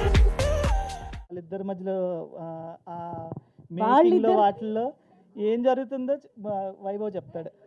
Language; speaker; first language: Telugu; native; Telugu